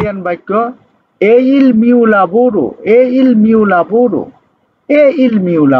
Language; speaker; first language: Italian; non-native, learner; Bangla